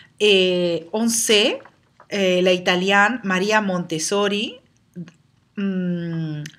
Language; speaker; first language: French; non-native, learner; Spanish